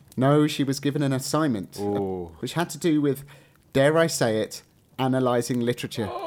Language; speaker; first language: English; native; English